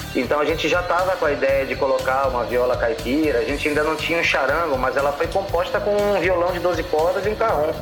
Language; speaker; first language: Portuguese; native; Portuguese